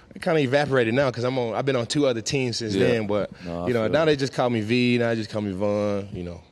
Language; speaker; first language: English; native; English